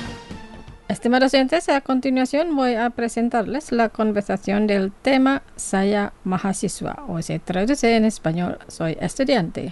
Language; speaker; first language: Spanish; non-native, fluent; Indonesian